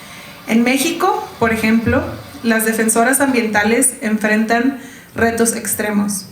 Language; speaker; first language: Spanish; native; Spanish